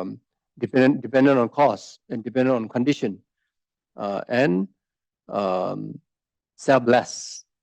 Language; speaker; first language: English; non-native, fluent; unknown